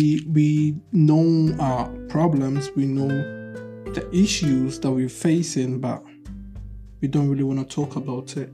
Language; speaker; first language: English; non-native, local second language; Akan